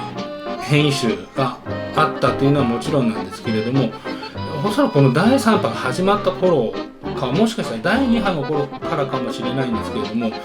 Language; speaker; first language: Japanese; native; Japanese